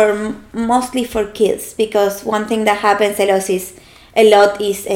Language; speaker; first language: English; non-native, fluent; Spanish